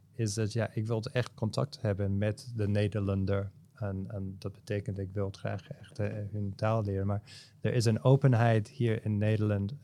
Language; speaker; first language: Dutch; non-native, fluent; English